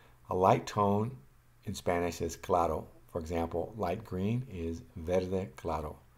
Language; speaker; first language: English; native; English